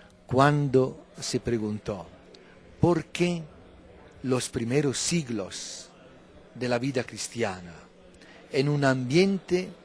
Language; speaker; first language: Spanish; non-native, fluent; Italian